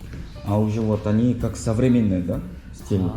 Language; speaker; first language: Russian; non-native, fluent; Korean